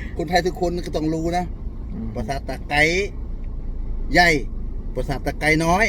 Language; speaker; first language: Thai; non-native, fluent; Khmer